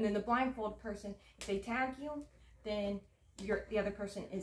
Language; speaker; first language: English; native; English